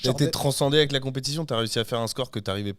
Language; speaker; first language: French; native; French